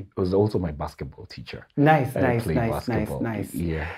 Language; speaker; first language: English; non-native, local second language; Swahili